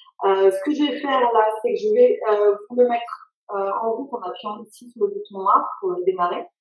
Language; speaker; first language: French; native; French